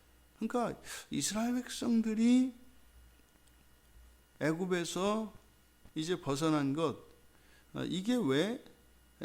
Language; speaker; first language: Korean; native; Korean